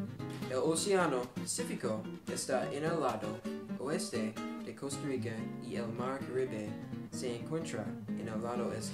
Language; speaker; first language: Spanish; non-native, learner; English